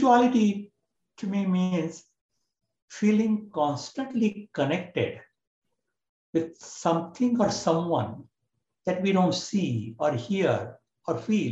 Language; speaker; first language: English; non-native, local second language; Marathi